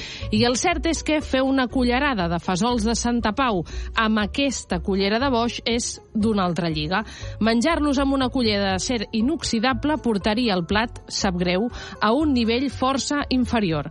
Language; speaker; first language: Catalan; native; Catalan